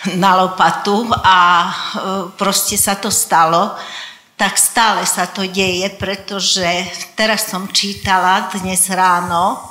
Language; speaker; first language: Slovak; non-native, local second language; Hungarian